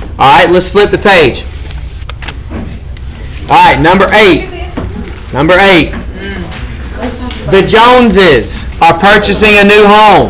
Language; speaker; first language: English; native; English